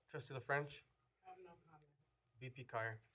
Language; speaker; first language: English; native; English